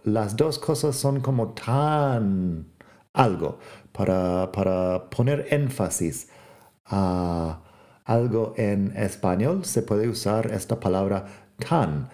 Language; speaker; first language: Spanish; non-native, fluent; English